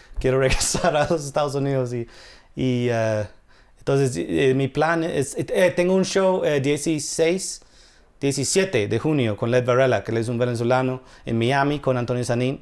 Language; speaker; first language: Spanish; non-native, fluent; English